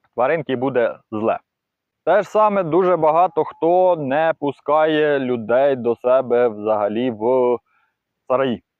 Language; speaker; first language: Ukrainian; non-native, local second language; Russian